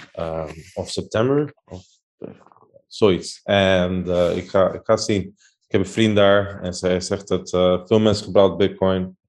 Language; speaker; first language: Dutch; non-native, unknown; Spanish